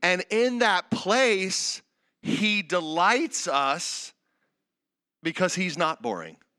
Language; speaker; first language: English; native; English